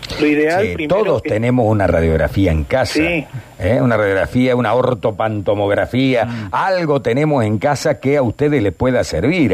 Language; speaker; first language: Spanish; native; Spanish